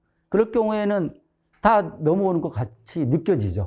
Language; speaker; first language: Korean; native; Korean